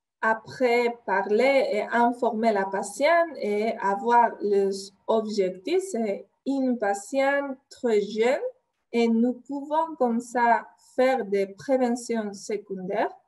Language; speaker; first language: French; non-native, fluent; Spanish